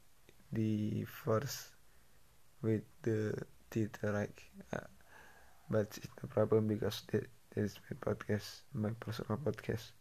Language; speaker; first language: English; non-native, learner; Indonesian